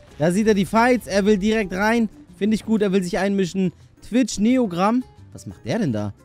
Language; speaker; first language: German; early bilingual, other home language; Albanian